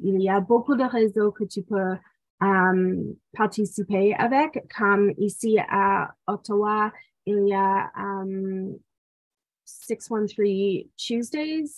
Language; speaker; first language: French; non-native, local second language; English